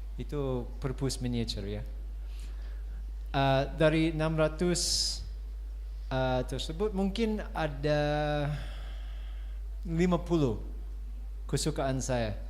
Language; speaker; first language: Indonesian; non-native, fluent; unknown